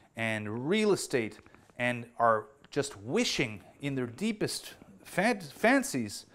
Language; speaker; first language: English; native; English